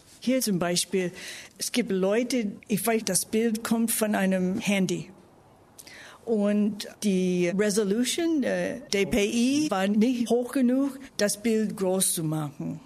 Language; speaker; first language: German; non-native, fluent; English